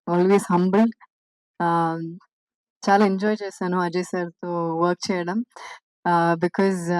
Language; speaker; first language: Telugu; non-native, fluent; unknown